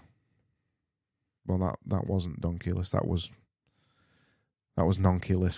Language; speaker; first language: English; native; English